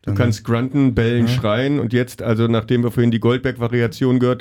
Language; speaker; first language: German; native; German